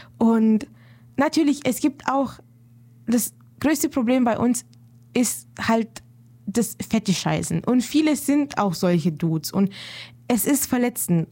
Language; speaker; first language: German; early bilingual, other home language; Romanian